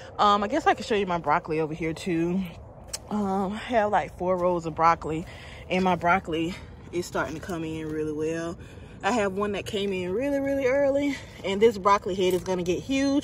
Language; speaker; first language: English; native; English